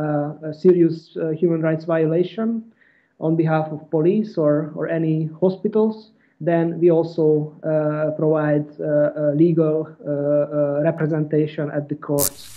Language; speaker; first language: English; non-native, fluent; Hungarian